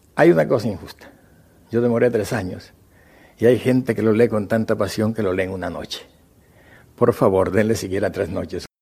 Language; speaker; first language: Spanish; native; Spanish